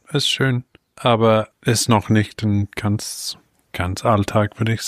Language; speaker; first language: German; non-native, fluent; English